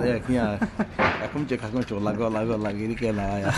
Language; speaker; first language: Korean; non-native, learner; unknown